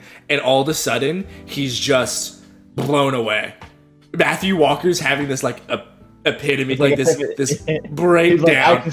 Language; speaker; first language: English; native; English